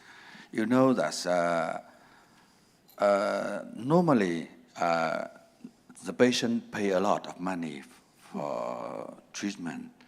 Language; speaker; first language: English; non-native, learner; Vietnamese